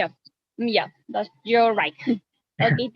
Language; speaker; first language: English; non-native, fluent; Spanish